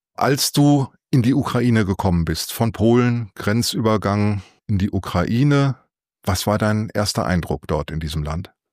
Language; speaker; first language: German; native; German